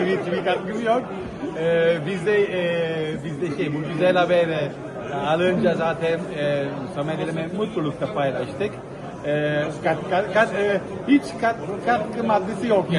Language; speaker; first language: Turkish; non-native, fluent; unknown